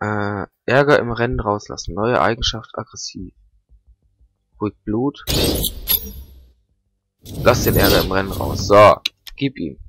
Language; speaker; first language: German; native; German